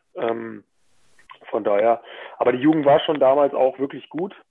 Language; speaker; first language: German; native; German